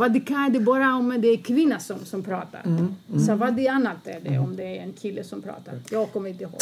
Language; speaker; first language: Swedish; non-native, fluent; Greek